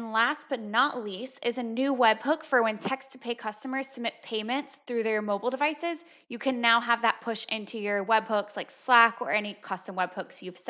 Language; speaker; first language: English; native; English